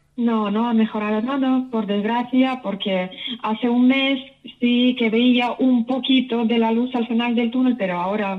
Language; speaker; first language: Spanish; non-native, fluent; Ukrainian